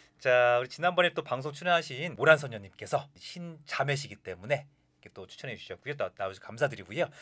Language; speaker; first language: Korean; native; Korean